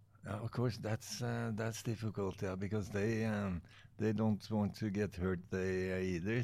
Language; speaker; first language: English; non-native, fluent; Norwegian